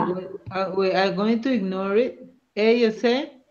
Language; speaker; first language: English; non-native, learner; Spanish